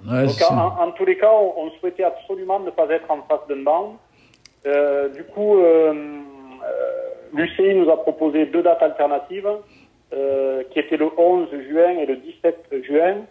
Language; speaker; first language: French; native; French